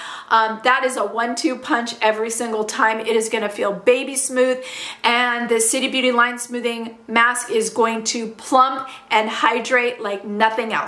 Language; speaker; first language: English; native; English